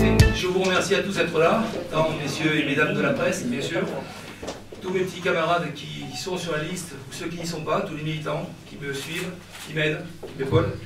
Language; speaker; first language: French; native; French